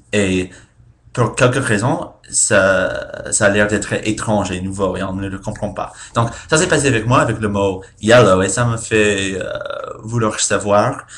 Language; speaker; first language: French; non-native, fluent; English